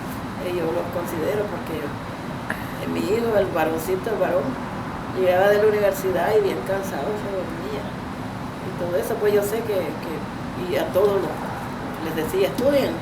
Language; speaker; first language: Spanish; native; Spanish